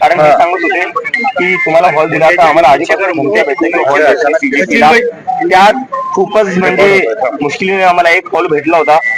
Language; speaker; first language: Marathi; native; Marathi